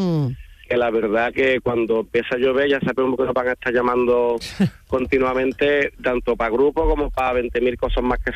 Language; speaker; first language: Spanish; native; Spanish